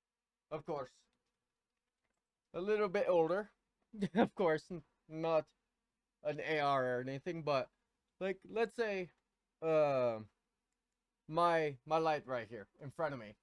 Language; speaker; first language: English; native; English